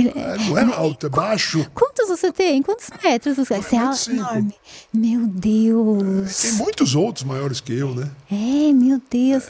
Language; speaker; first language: Portuguese; native; Portuguese